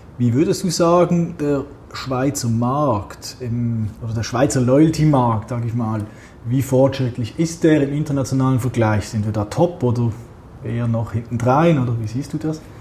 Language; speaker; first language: German; native; German